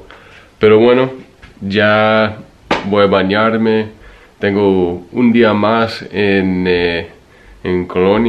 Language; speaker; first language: Spanish; non-native, fluent; English